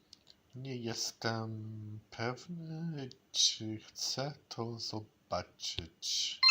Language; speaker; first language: Polish; non-native, learner; English